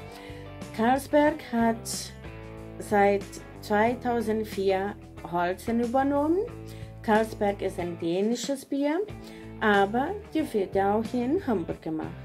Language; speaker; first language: German; non-native, learner; Portuguese